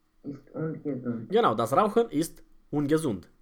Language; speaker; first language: German; non-native, fluent; Romanian